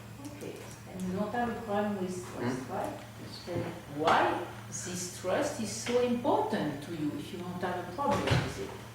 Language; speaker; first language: English; non-native, fluent; French